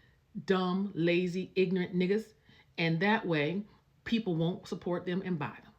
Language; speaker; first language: English; native; English